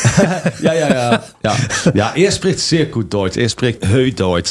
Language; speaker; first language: German; non-native, fluent; Dutch